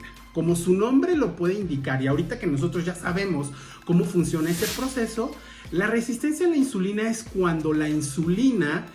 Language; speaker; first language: Spanish; native; Spanish